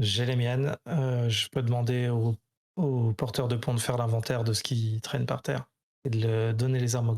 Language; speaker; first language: French; native; French